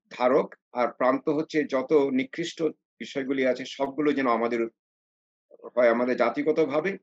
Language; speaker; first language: Bangla; non-native, local second language; Sylheti